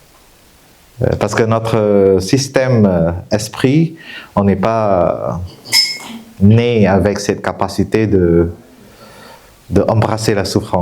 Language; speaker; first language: French; non-native, fluent; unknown